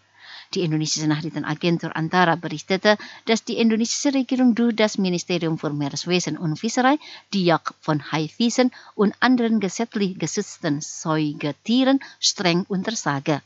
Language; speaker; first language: German; non-native, fluent; Indonesian